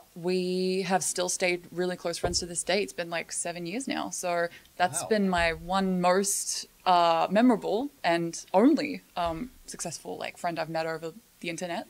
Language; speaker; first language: English; native; English